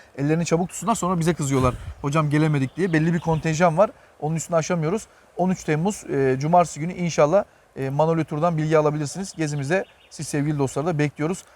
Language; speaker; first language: Turkish; native; Turkish